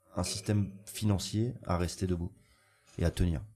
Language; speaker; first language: French; native; French